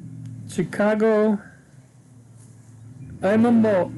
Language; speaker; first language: Japanese; non-native, learner; English